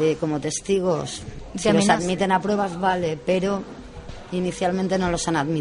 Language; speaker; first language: Spanish; native; Spanish